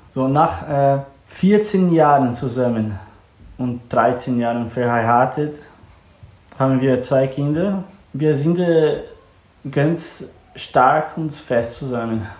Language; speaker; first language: German; non-native, learner; Portuguese